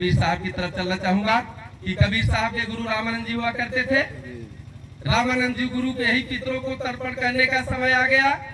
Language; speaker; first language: Hindi; native; Hindi